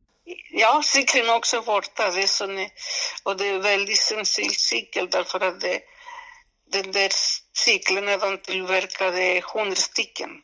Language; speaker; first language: Swedish; non-native, fluent; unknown